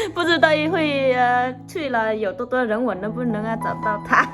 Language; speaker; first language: Chinese; non-native, learner; Vietnamese